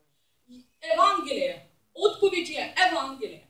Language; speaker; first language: Czech; non-native, learner; English